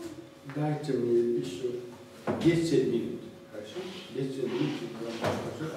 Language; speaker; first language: Russian; non-native, learner; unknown